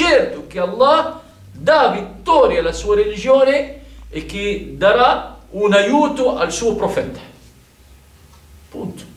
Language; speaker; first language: Italian; non-native, fluent; Arabic